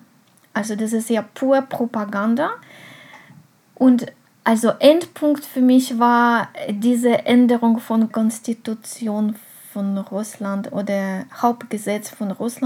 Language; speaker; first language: German; non-native, fluent; Russian